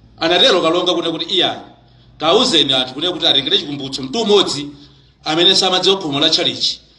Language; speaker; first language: Nyanja; native; Nyanja